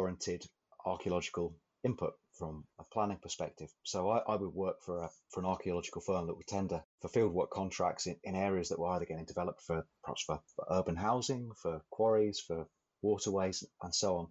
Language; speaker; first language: English; native; English